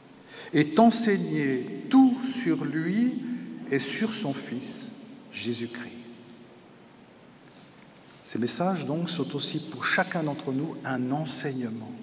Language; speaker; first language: French; native; French